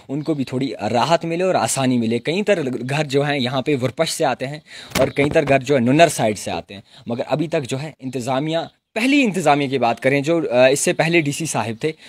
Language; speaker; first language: Urdu; non-native, local second language; Kashmiri